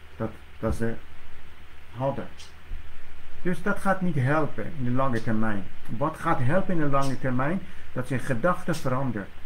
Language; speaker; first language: Dutch; non-native, fluent; Persian